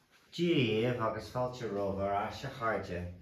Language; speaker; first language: Irish; non-native, local second language; English